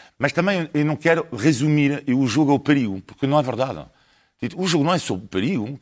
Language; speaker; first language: Portuguese; non-native, fluent; French